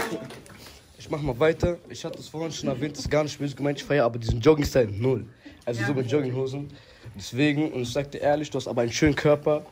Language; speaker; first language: German; native; German